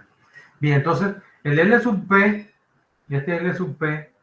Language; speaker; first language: Spanish; native; Spanish